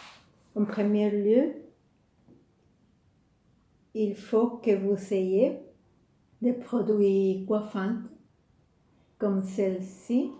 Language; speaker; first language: French; non-native, fluent; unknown